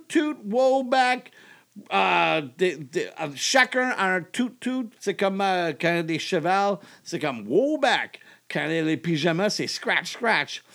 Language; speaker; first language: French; non-native, local second language; English